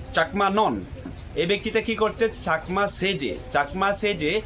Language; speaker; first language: Bangla; non-native, local second language; Chakma